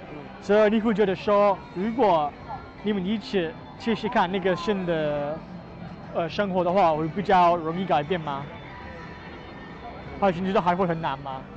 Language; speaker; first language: Chinese; non-native, learner; English